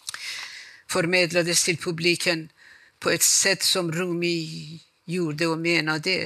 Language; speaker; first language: Swedish; non-native, fluent; Persian